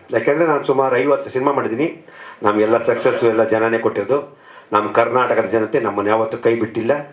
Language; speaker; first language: Kannada; native; Kannada